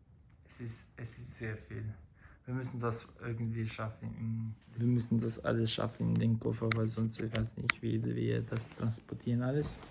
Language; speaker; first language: German; non-native, fluent; Croatian